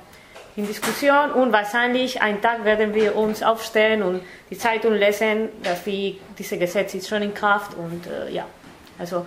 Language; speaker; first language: German; non-native, fluent; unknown